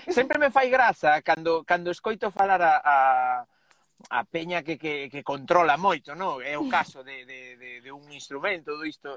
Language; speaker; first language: Galician; non-native, local second language; Spanish